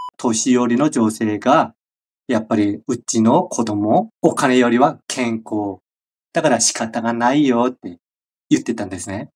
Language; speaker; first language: Japanese; non-native, fluent; Korean